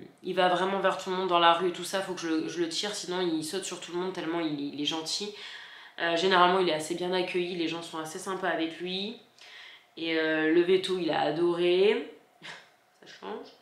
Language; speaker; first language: French; native; French